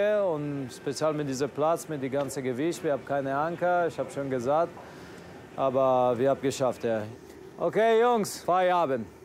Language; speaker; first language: German; non-native, learner; Italian